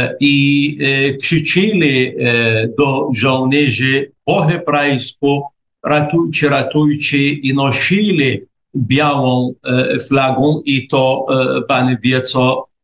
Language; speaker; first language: Polish; non-native, fluent; Arabic